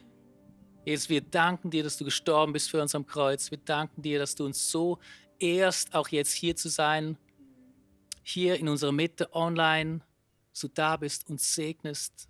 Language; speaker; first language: German; native; German